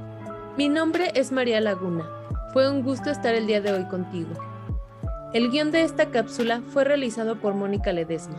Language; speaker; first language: Spanish; native; Spanish